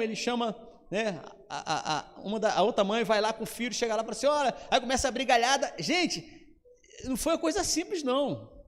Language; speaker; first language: Portuguese; native; Portuguese